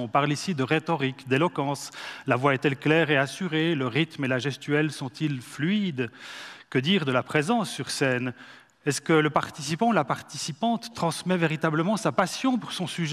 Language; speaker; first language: French; native; French